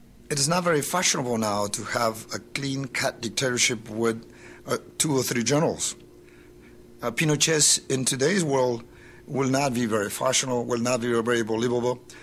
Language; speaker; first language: English; non-native, fluent; Spanish